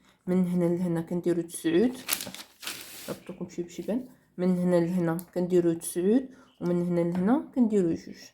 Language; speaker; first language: Arabic; native; Arabic